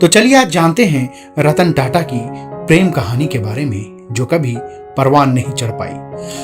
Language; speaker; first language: Hindi; native; Hindi